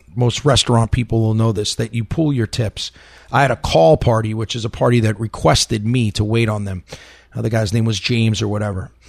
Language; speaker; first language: English; native; English